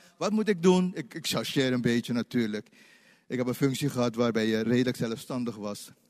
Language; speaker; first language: Dutch; native; Dutch